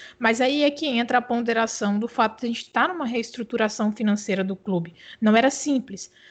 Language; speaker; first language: Portuguese; native; Portuguese